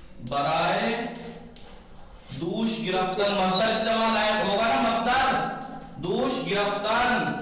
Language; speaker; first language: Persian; non-native, fluent; Urdu